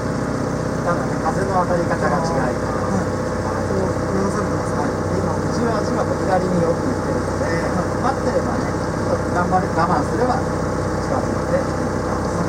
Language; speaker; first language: Japanese; native; Japanese